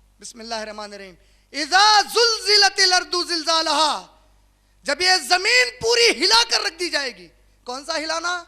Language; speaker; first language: Hindi; non-native, local second language; Urdu